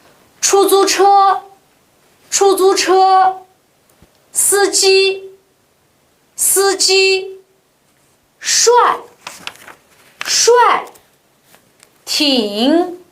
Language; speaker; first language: Chinese; non-native, local second language; Uyghur